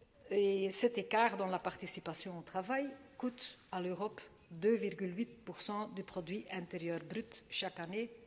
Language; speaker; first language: French; non-native, fluent; Dutch